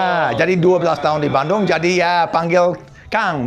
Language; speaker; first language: Indonesian; non-native, fluent; English